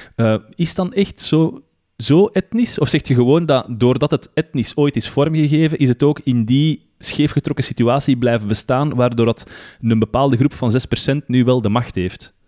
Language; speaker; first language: Dutch; native; Dutch